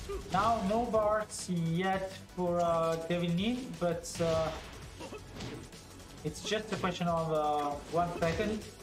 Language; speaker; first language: English; non-native, fluent; Italian